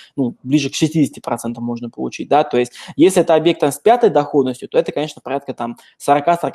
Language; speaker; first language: Russian; native; Russian